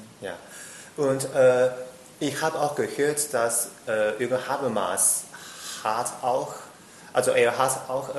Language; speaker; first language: German; non-native, fluent; Chinese